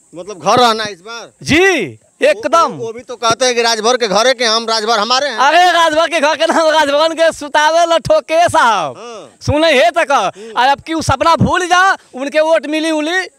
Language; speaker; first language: Hindi; native; Hindi